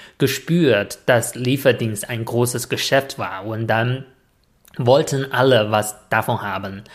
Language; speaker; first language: German; non-native, fluent; Chinese